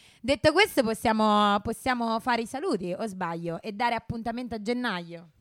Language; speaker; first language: Italian; native; Italian